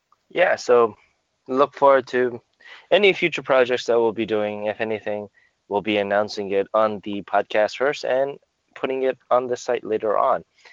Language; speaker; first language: English; native; English